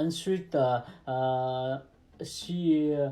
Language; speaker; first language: French; non-native, learner; Nepali